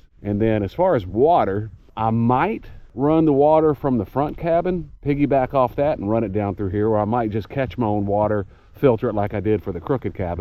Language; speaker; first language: English; native; English